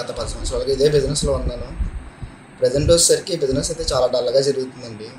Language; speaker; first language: Telugu; native; Telugu